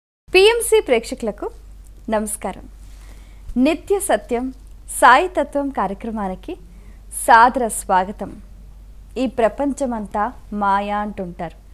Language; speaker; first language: Telugu; native; Telugu